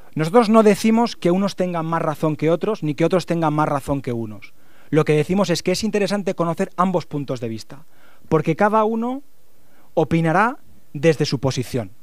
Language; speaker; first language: Spanish; native; Spanish